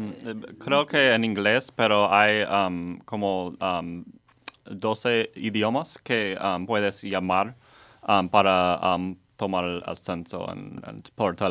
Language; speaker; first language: Spanish; non-native, learner; English